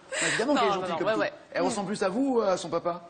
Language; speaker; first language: French; native; French